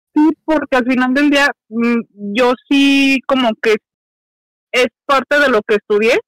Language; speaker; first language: Spanish; native; Spanish